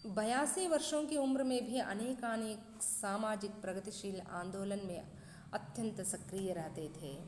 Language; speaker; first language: Hindi; non-native, local second language; Kannada